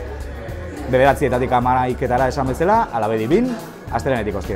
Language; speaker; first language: Basque; native; Basque